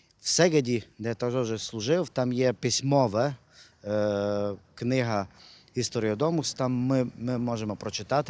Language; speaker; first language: Ukrainian; non-native, local second language; Hungarian